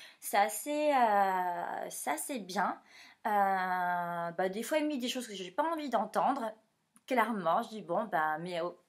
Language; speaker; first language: French; native; French